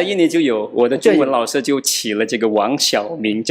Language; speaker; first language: Chinese; non-native, fluent; Madurese